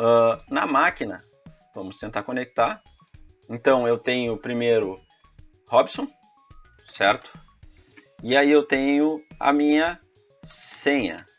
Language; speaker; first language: Portuguese; native; Portuguese